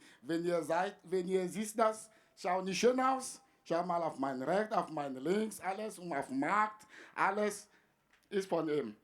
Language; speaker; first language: German; non-native, fluent; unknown